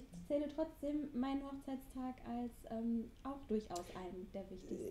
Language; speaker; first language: German; native; German